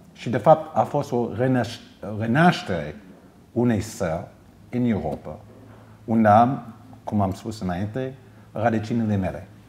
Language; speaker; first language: Romanian; early bilingual, heritage; Romanian